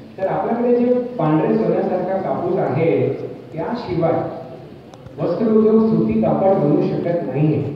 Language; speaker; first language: Marathi; non-native, local second language; Hindi